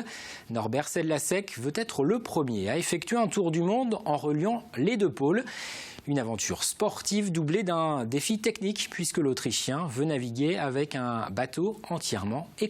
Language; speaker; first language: French; native; French